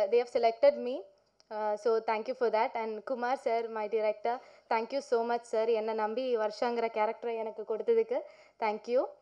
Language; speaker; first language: Tamil; non-native, learner; Malayalam